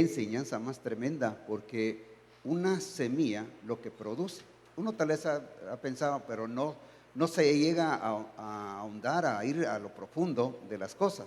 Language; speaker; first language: Spanish; native; Spanish